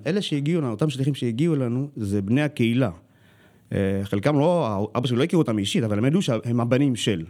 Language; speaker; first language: Hebrew; early bilingual, other home language; Amharic